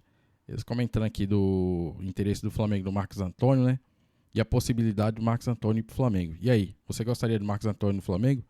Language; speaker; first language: Portuguese; native; Portuguese